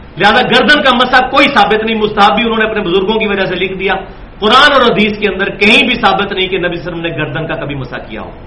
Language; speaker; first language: Urdu; non-native, local second language; Punjabi